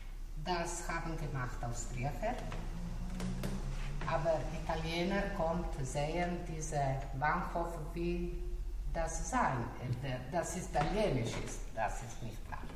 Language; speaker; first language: German; non-native, learner; Slovenian